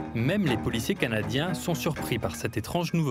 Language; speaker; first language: French; native; French